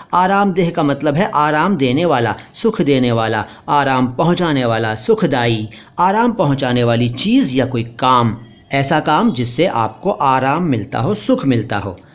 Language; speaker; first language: Hindi; native; Hindi